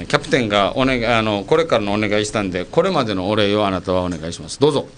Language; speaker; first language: Japanese; native; Japanese